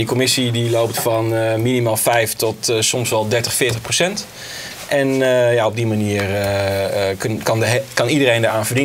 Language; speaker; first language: Dutch; native; Dutch